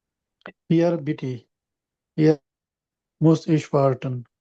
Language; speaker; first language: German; non-native, learner; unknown